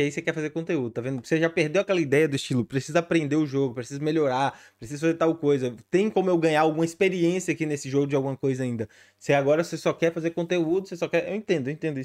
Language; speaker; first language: Portuguese; native; Portuguese